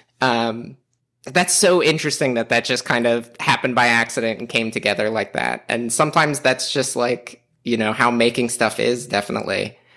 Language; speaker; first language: English; native; English